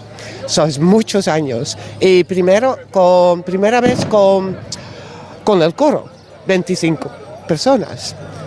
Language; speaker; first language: Spanish; non-native, learner; Dutch